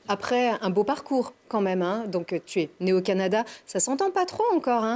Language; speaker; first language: French; native; French